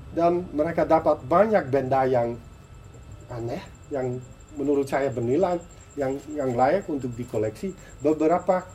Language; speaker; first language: Indonesian; non-native, fluent; Dutch